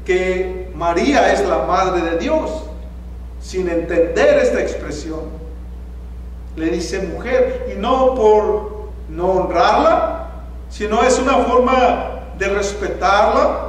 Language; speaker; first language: Spanish; native; Spanish